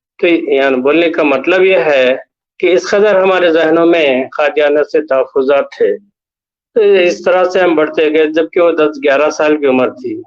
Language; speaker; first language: Urdu; native; Urdu